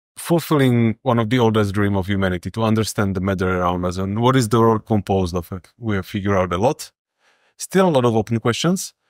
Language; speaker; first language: English; non-native, fluent; Slovak